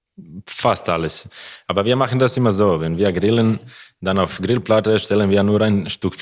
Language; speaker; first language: German; non-native, learner; Croatian